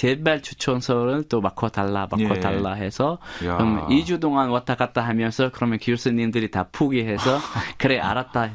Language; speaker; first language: Korean; non-native, fluent; Arabic